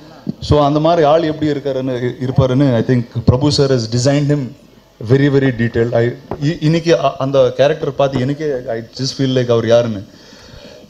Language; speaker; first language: Tamil; non-native, local second language; Telugu